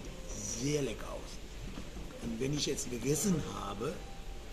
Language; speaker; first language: German; non-native, fluent; Sinhala